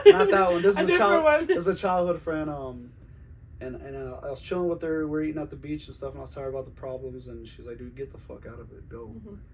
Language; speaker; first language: English; native; English